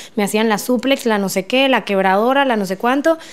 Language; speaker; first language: Spanish; native; Spanish